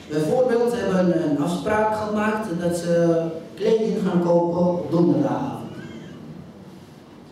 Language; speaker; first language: Dutch; non-native, fluent; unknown